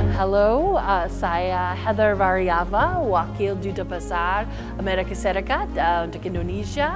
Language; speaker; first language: Indonesian; non-native, learner; English